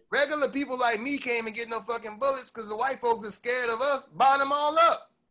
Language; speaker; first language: English; native; English